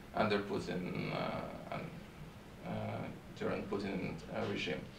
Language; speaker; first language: English; non-native, fluent; Russian